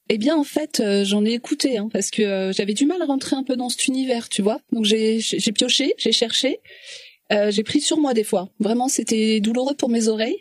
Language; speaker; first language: French; native; French